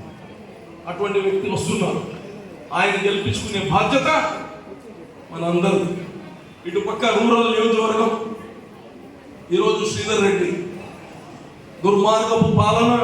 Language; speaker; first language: Telugu; native; Telugu